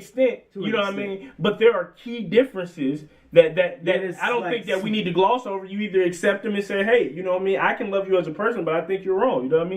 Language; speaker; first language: English; native; English